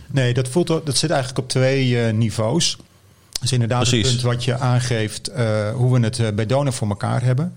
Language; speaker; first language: Dutch; native; Dutch